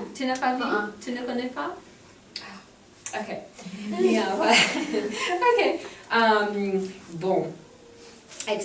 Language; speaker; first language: French; non-native, fluent; English